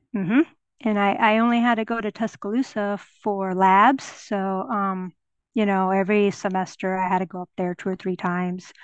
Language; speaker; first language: English; native; English